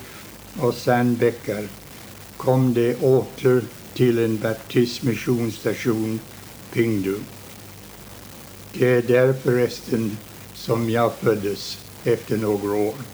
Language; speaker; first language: Swedish; early bilingual, heritage; Swedish